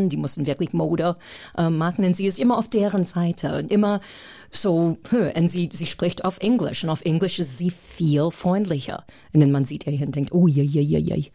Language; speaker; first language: German; non-native, fluent; English